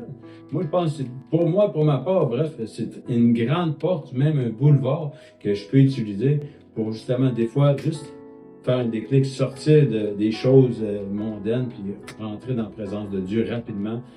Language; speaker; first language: French; native; French